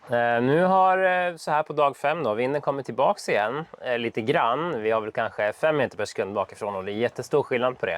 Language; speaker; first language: Swedish; native; Swedish